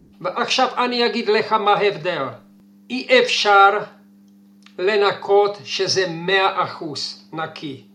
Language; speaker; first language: Hebrew; non-native, fluent; Czech